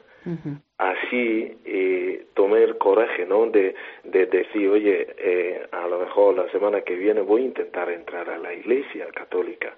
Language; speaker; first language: Spanish; non-native, fluent; Igbo